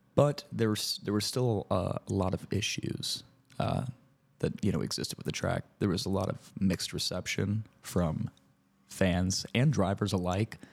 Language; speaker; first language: English; native; English